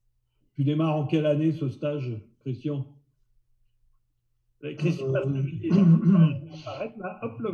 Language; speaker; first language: French; native; French